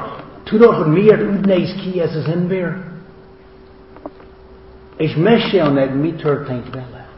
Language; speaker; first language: Hungarian; non-native, fluent; English